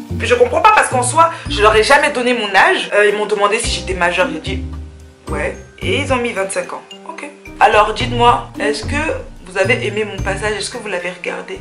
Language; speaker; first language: French; early bilingual, other home language; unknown